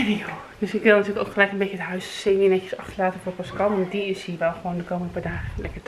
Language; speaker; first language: Dutch; native; Dutch